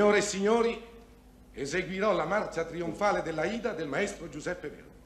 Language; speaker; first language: Italian; native; Italian